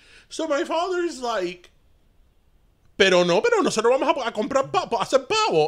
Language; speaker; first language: Spanish; early bilingual, heritage; Spanish